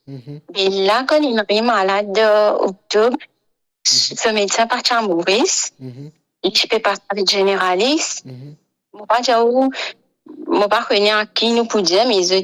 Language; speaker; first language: French; non-native, local second language; Morisyen